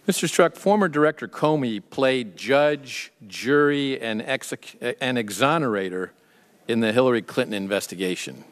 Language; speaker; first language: English; native; English